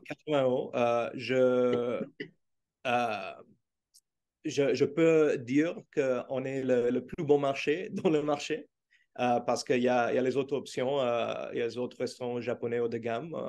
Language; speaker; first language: French; non-native, fluent; Portuguese